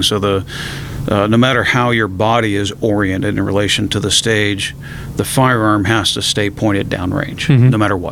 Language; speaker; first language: English; native; English